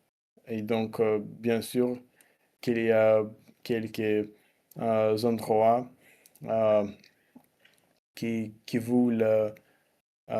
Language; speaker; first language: French; non-native, learner; Russian